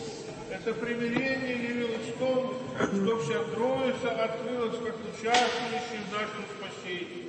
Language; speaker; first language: Russian; native; Russian